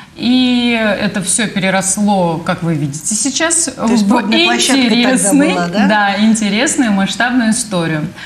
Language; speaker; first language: Russian; native; Russian